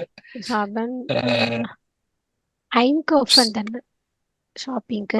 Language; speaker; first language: German; non-native, learner; Tamil